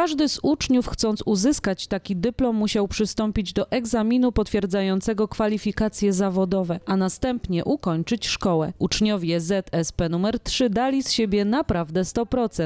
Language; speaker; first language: Polish; native; Polish